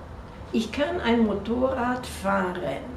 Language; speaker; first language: German; non-native, fluent; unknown